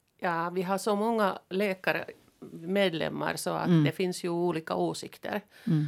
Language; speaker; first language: Swedish; non-native, local second language; Finnish